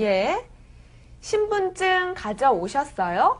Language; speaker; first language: Korean; native; Korean